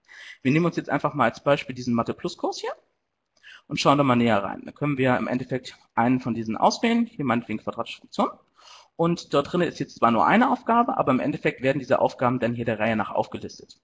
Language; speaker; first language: German; native; German